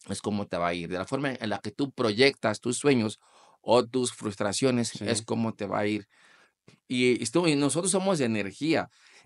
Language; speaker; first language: Spanish; non-native, fluent; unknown